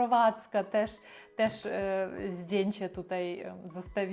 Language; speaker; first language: Polish; non-native, learner; Russian